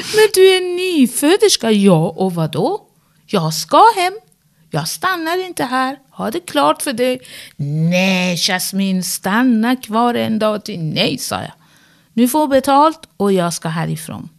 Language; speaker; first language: Swedish; non-native, fluent; Persian